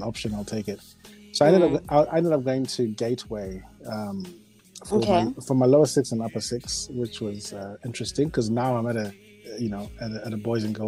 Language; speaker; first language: English; non-native, local second language; Shona